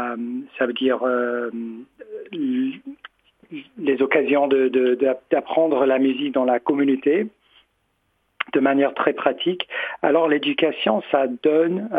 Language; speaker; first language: French; non-native, fluent; English